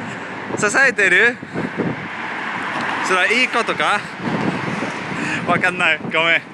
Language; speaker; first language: Japanese; non-native, learner; English